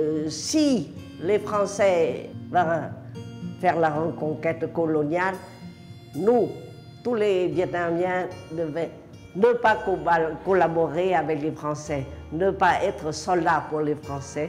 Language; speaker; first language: French; non-native, local second language; Vietnamese